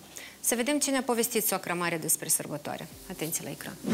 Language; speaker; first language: Romanian; native; Romanian